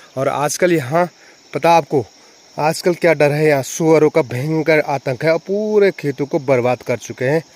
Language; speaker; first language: Hindi; non-native, local second language; Garhwali